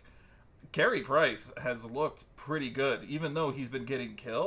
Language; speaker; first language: English; native; English